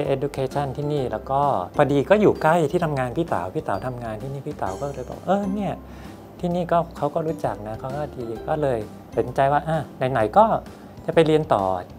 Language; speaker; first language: Thai; native; Thai